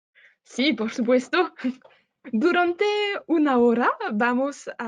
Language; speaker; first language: Spanish; non-native, fluent; French